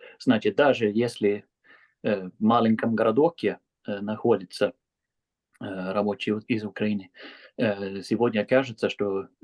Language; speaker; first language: Russian; non-native, fluent; Swedish